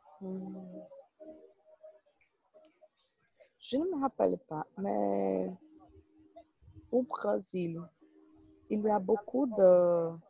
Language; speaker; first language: French; non-native, learner; Portuguese